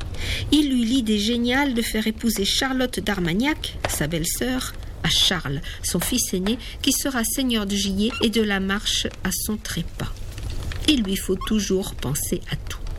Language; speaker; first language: French; native; French